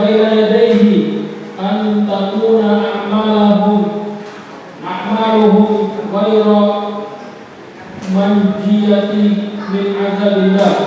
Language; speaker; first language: Arabic; non-native, fluent; Indonesian